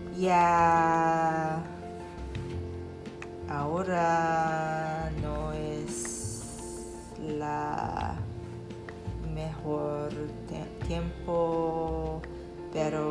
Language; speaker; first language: Spanish; non-native, learner; English